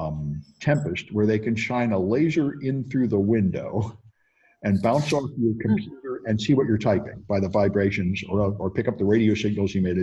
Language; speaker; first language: English; native; English